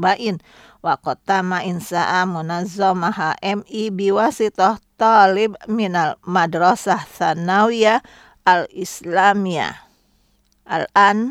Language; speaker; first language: Arabic; non-native, fluent; Indonesian